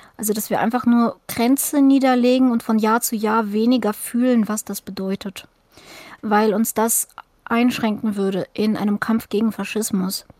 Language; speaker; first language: German; early bilingual, other home language; Russian